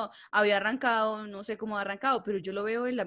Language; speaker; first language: Spanish; native; Spanish